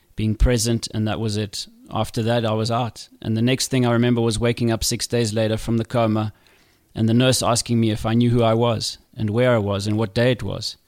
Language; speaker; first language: English; native; English